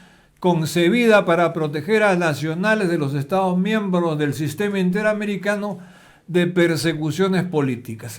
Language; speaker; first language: Spanish; native; Spanish